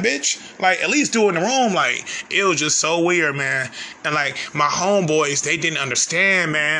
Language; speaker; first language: English; native; English